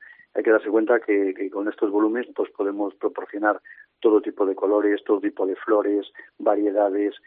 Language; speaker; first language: Spanish; native; Spanish